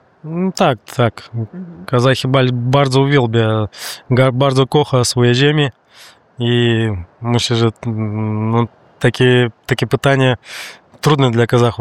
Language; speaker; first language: Polish; non-native, learner; Russian